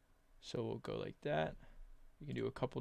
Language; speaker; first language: English; native; English